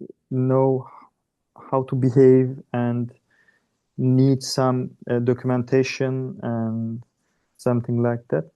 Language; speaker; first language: English; non-native, learner; Turkish